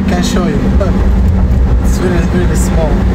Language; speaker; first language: English; non-native, fluent; Hungarian